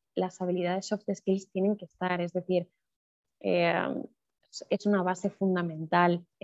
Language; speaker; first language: Spanish; native; Spanish